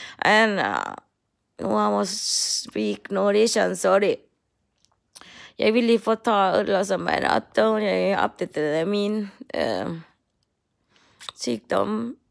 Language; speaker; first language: English; non-native, learner; Thai